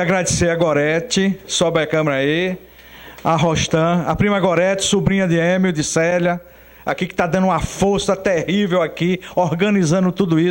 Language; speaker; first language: Portuguese; native; Portuguese